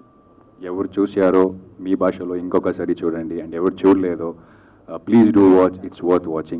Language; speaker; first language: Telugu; non-native, learner; Kannada